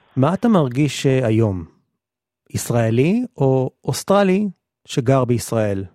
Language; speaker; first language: Hebrew; native; Hebrew